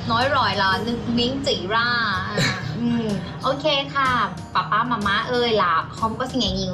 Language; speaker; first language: Vietnamese; non-native, learner; Thai